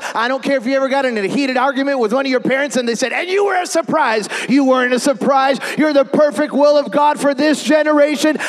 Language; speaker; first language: English; native; English